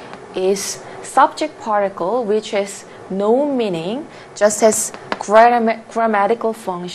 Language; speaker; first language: English; non-native, fluent; Korean